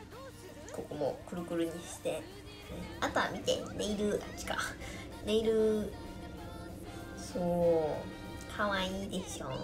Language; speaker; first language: Japanese; native; Japanese